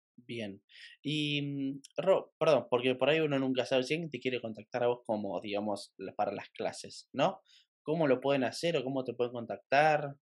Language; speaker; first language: Spanish; native; Spanish